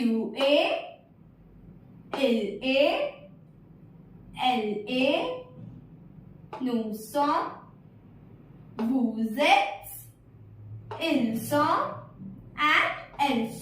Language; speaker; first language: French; non-native, fluent; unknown